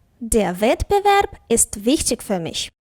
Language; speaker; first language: German; non-native, fluent; Ukrainian